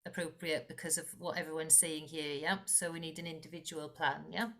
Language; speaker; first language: English; non-native, local second language; Welsh